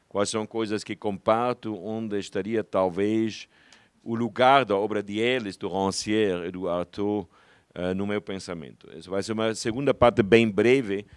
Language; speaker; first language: Portuguese; non-native, fluent; German